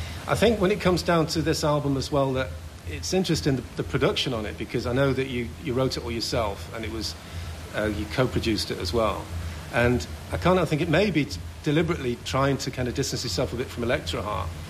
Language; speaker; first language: English; native; English